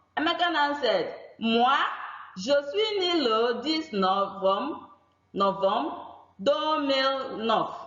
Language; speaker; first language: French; non-native, fluent; Igbo